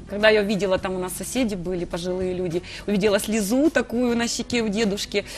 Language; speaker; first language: Russian; native; Russian